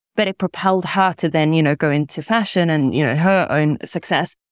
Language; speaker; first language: English; early bilingual, other home language; Italian